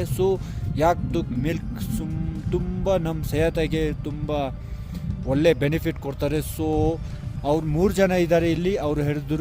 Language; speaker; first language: Kannada; non-native, local second language; Ladakhi